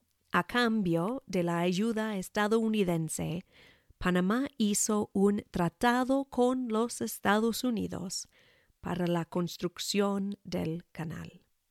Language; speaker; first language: Spanish; non-native, fluent; English